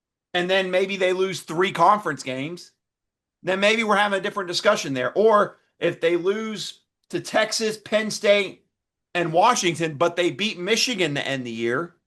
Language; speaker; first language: English; native; English